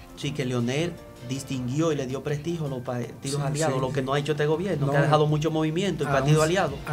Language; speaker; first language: Spanish; native; Spanish